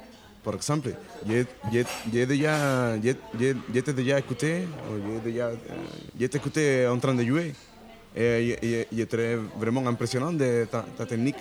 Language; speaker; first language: French; non-native, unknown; Spanish